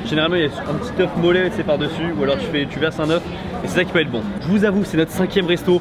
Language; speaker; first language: French; native; French